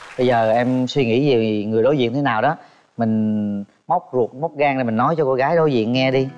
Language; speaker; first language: Vietnamese; native; Vietnamese